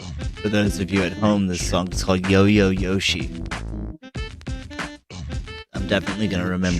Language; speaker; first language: English; native; English